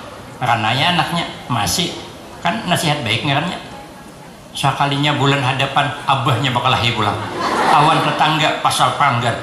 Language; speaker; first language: Indonesian; non-native, local second language; Banjar